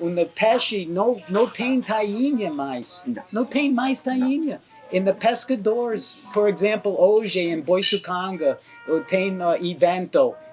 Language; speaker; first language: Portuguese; non-native, learner; English